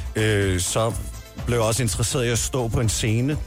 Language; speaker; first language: Danish; native; Danish